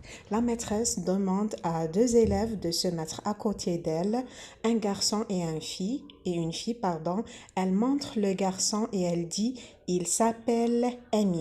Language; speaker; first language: French; non-native, local second language; Arabic